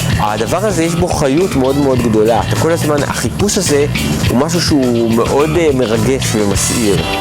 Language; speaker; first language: Hebrew; native; Hebrew